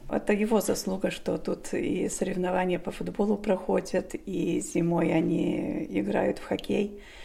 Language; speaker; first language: Russian; non-native, local second language; Polish